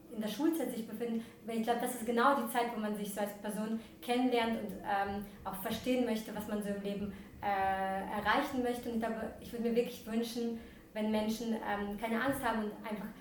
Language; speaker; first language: German; early bilingual, other home language; Russian